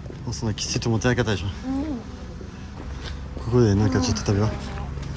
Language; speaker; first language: Japanese; native; Japanese